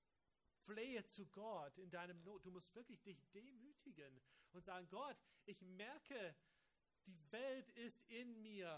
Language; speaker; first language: German; non-native, fluent; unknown